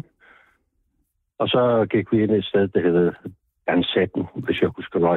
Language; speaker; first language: Danish; non-native, fluent; English